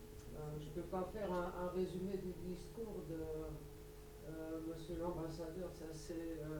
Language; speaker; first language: French; non-native, local second language; Luxembourgish